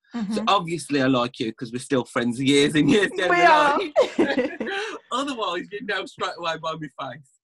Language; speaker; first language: English; native; English